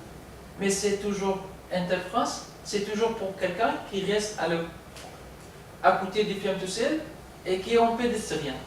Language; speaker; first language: French; non-native, learner; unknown